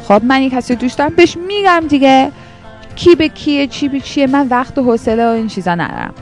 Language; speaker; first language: Persian; early bilingual, heritage; Persian